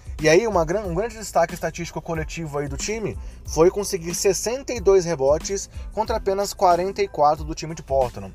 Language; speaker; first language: Portuguese; native; Portuguese